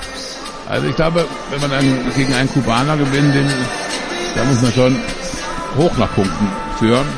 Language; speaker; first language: German; native; German